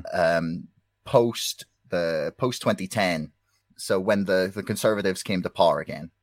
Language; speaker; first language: English; native; English